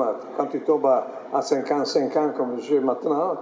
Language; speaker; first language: French; non-native, fluent; Italian